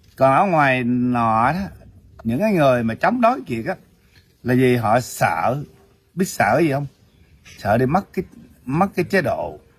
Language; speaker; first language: Vietnamese; early bilingual, heritage; Vietnamese